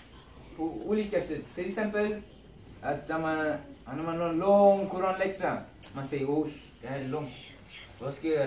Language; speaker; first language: Swedish; non-native, fluent; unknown